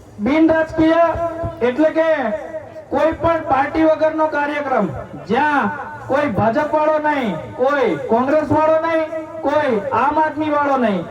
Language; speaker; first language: Gujarati; native; Gujarati